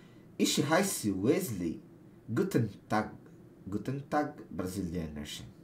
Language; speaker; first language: German; non-native, learner; Portuguese